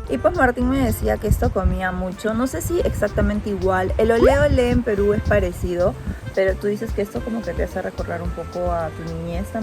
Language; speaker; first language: Spanish; native; Spanish